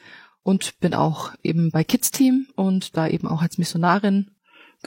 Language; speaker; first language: German; native; German